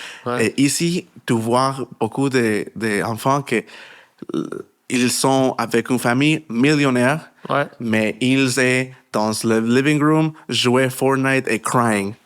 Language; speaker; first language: French; non-native, learner; Spanish